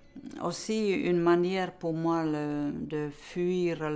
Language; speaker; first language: French; non-native, fluent; Finnish